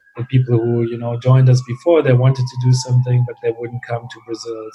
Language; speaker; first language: English; non-native, fluent; German